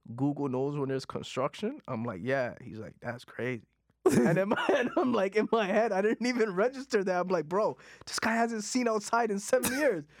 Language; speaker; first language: English; non-native, fluent; Punjabi